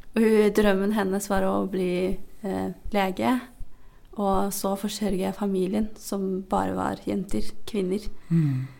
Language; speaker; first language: Norwegian; non-native, fluent; Hazaragi